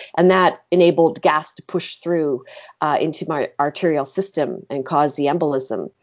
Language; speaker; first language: English; native; English